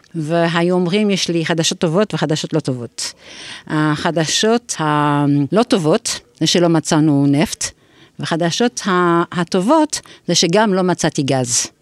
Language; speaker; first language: Hebrew; non-native, fluent; English